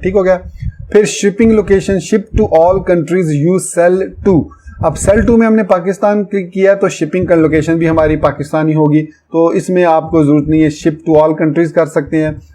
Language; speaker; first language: Urdu; non-native, local second language; Punjabi